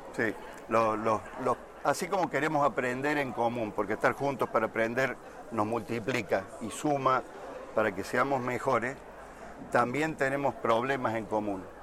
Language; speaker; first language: Spanish; native; Spanish